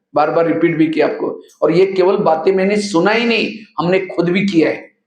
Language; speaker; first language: Hindi; non-native, local second language; Marathi